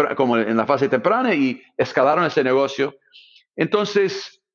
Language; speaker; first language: Spanish; non-native, fluent; English